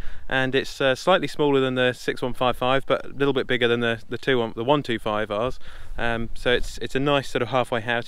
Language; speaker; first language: English; native; English